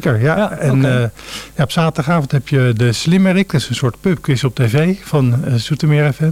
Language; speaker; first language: Dutch; native; Dutch